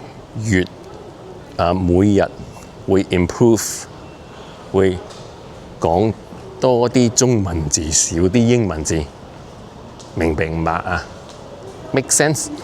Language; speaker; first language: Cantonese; early bilingual, heritage; Cantonese